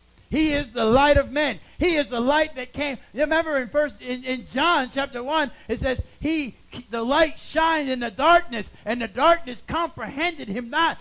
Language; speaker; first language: English; native; English